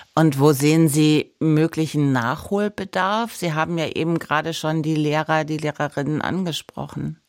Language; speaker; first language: German; native; German